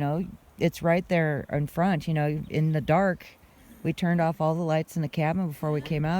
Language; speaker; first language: English; native; English